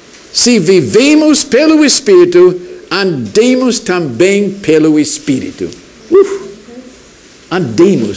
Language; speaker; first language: Portuguese; non-native, fluent; English